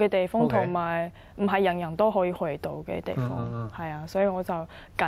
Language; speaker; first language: Cantonese; non-native, fluent; Chinese